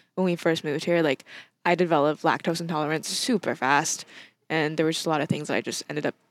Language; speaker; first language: English; early bilingual, other home language; Chinese